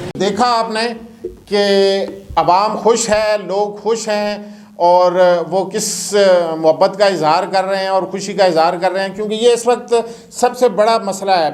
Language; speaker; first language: Urdu; non-native, local second language; Punjabi